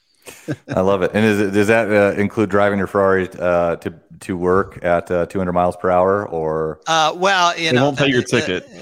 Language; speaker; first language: English; native; English